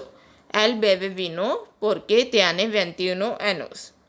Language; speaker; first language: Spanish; non-native, learner; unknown